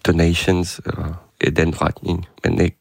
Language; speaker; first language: Danish; non-native, fluent; Ukrainian